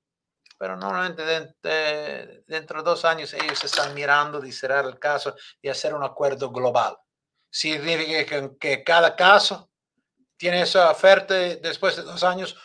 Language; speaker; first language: Spanish; non-native, learner; English